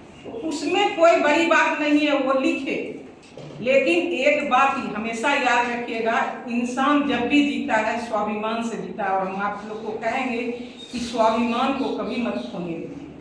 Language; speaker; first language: Hindi; native; Hindi